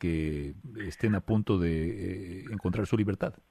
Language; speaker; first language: Spanish; native; Spanish